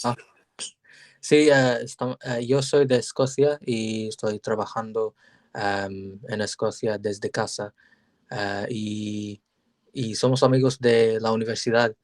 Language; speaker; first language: Spanish; non-native, learner; English